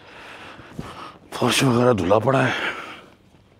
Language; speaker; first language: Urdu; non-native, local second language; Punjabi